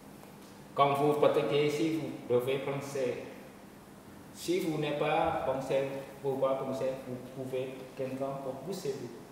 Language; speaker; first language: French; non-native, learner; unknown